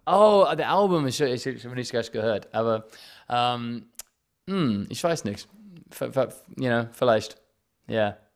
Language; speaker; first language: German; non-native, learner; English